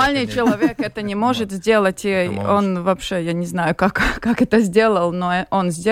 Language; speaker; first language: Russian; non-native, local second language; Latvian